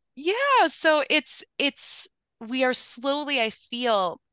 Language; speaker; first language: English; early bilingual, other home language; Spanish